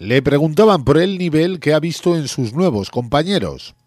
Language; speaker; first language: Spanish; native; Spanish